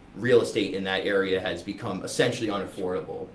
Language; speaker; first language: English; native; English